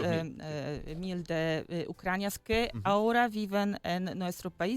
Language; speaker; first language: Spanish; non-native, fluent; Polish